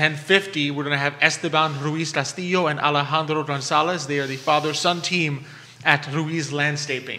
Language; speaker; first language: English; native; English